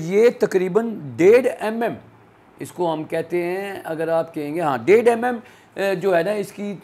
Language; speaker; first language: Urdu; non-native, local second language; Punjabi